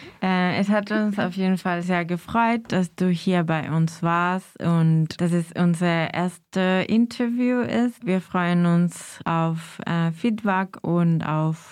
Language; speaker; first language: German; non-native, fluent; Spanish